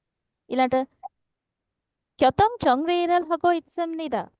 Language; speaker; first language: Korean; non-native, fluent; Sinhala